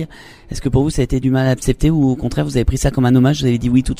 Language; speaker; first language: French; native; French